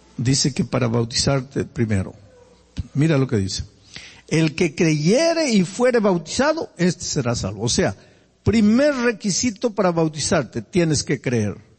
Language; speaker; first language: Spanish; native; Spanish